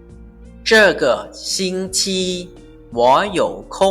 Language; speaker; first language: Chinese; non-native, fluent; Lao